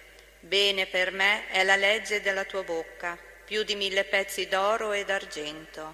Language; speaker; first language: Italian; native; Italian